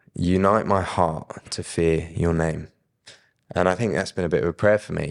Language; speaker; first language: English; native; English